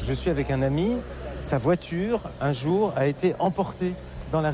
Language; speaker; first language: French; native; French